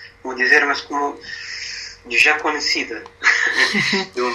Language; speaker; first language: Portuguese; non-native, fluent; English